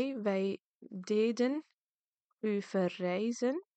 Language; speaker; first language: Dutch; early bilingual, other home language; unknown